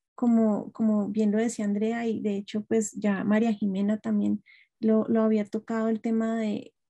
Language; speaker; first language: Spanish; native; Spanish